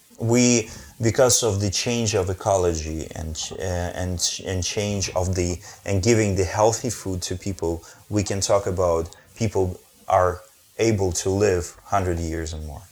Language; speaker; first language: English; non-native, fluent; Ukrainian